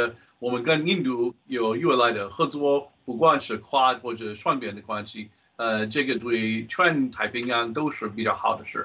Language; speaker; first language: Chinese; non-native, fluent; English